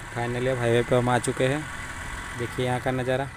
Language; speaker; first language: Hindi; non-native, local second language; Gujarati